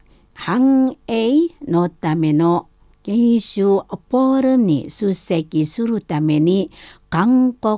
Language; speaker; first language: Japanese; non-native, learner; Indonesian